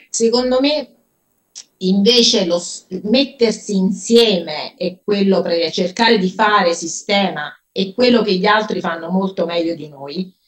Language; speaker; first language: Italian; native; Italian